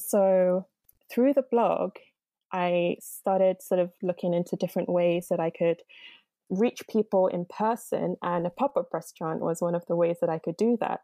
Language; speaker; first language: English; non-native, local second language; Yoruba